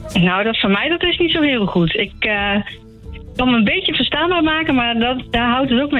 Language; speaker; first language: Dutch; native; Dutch